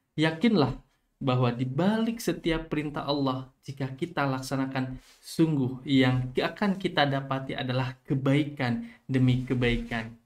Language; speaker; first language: Indonesian; native; Indonesian